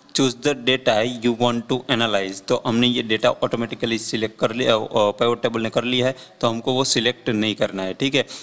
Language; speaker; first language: Hindi; non-native, local second language; Gujarati